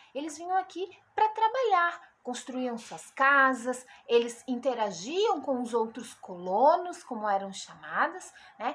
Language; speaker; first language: Portuguese; native; Portuguese